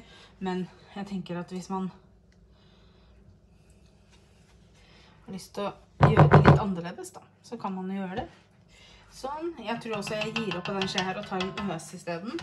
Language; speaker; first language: Norwegian; native; Norwegian